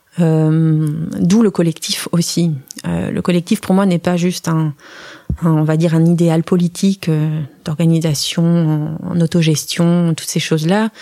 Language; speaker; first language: French; native; French